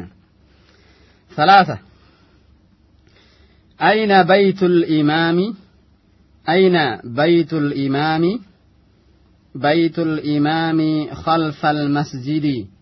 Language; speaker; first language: Arabic; non-native, fluent; Indonesian